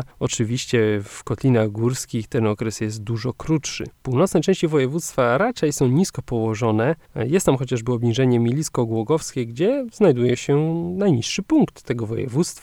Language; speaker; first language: Polish; native; Polish